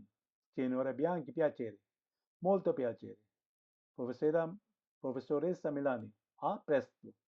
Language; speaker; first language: Italian; non-native, fluent; Hindi